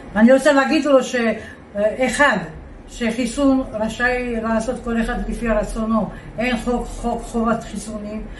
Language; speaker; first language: Hebrew; non-native, fluent; Georgian